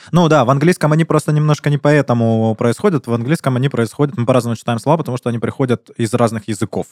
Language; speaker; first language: Russian; native; Russian